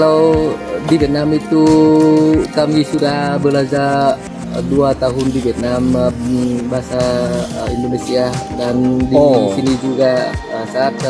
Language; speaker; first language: Indonesian; non-native, learner; Vietnamese